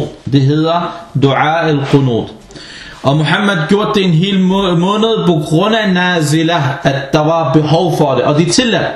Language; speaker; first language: Danish; non-native, fluent; Arabic